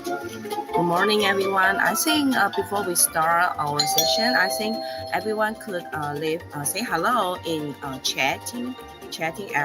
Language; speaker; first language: English; non-native, fluent; Chinese